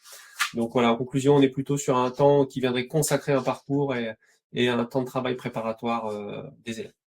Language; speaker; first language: French; native; French